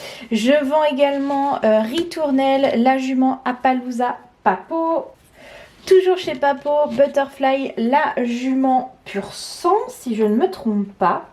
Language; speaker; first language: French; native; French